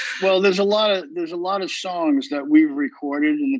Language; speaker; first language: English; native; English